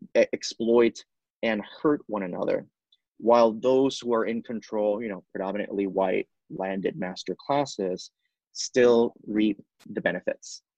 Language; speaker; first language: English; non-native, fluent; Spanish